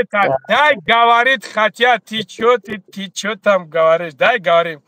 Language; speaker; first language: Russian; non-native, learner; Tajik